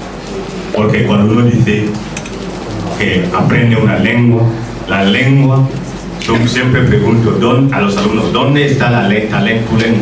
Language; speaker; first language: Spanish; non-native, fluent; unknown